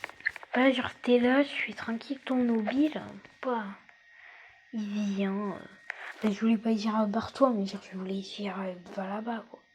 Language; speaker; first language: French; native; French